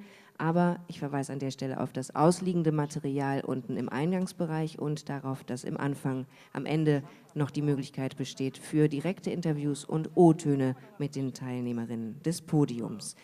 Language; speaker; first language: German; native; German